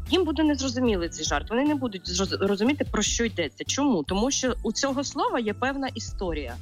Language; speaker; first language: Ukrainian; native; Ukrainian